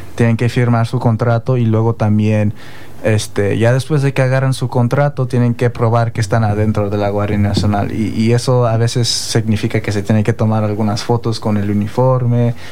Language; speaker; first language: Spanish; early bilingual, heritage; Spanish